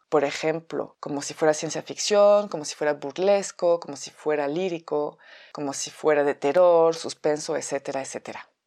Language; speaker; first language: Spanish; non-native, fluent; French